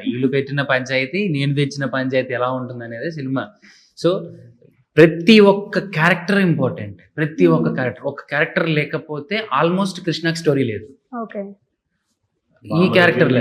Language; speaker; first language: Telugu; native; Telugu